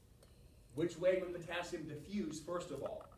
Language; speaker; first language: English; native; English